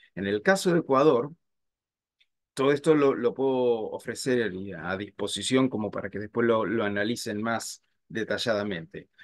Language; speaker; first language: Spanish; native; Spanish